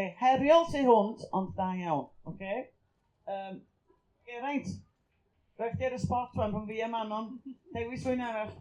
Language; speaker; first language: Welsh; native; Welsh